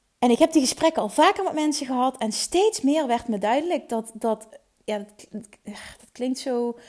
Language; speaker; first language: Dutch; native; Dutch